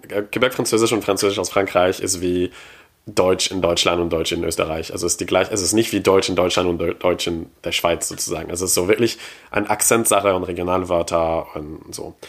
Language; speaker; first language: German; non-native, fluent; French